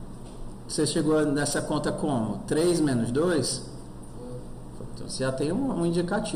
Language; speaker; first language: Portuguese; native; Portuguese